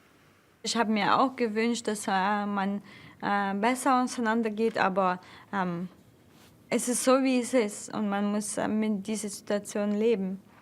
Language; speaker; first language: German; non-native, fluent; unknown